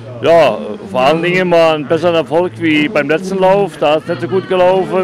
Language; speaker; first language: German; native; German